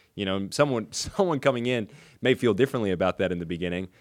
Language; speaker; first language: English; native; English